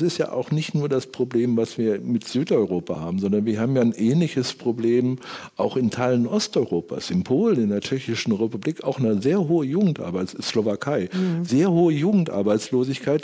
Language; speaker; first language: German; native; German